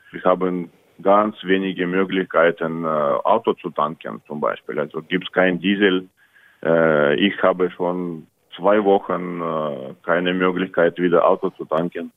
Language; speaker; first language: German; non-native, fluent; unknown